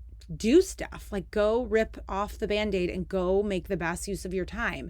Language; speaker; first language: English; native; English